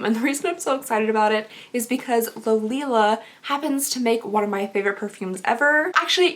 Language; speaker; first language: English; native; English